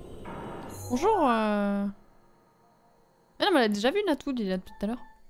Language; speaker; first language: French; native; French